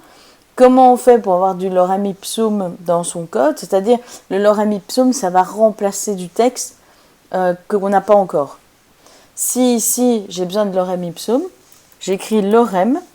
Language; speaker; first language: French; native; French